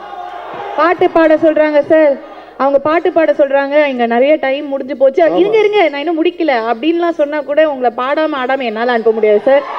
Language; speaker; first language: Tamil; native; Tamil